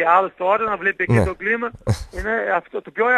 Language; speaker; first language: Greek; non-native, learner; Portuguese